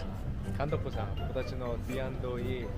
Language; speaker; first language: Japanese; non-native, learner; Korean